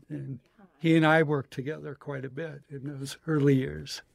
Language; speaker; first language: English; native; English